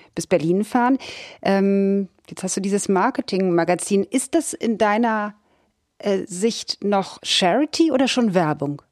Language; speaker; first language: German; native; German